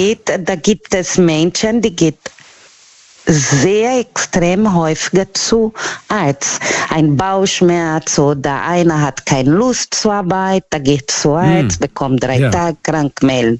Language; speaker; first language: German; non-native, learner; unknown